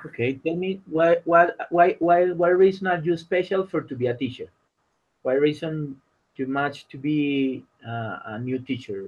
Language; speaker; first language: English; non-native, learner; Spanish